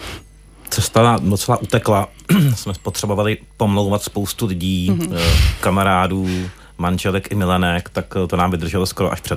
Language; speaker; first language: Czech; native; Czech